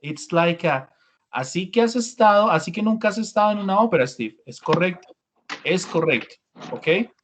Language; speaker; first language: Spanish; non-native, fluent; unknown